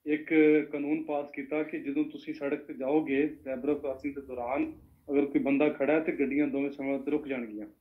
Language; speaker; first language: Punjabi; native; Punjabi